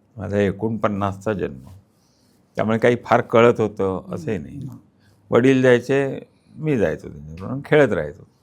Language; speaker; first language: Marathi; native; Marathi